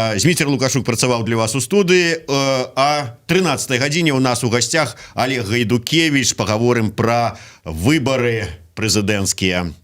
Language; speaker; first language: Belarusian; non-native, local second language; Russian